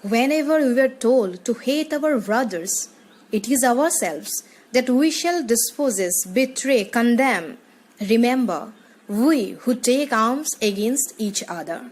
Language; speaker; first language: English; non-native, local second language; Assamese